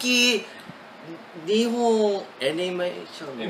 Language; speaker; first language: Japanese; non-native, learner; Korean